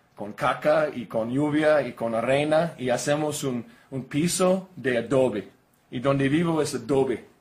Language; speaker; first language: Spanish; non-native, learner; English